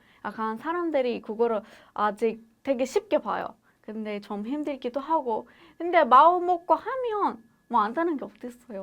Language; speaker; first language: Korean; non-native, fluent; Persian